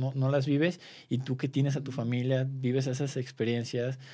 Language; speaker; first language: Spanish; native; Spanish